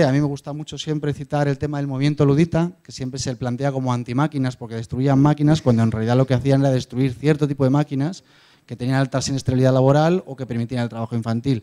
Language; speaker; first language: Spanish; native; Spanish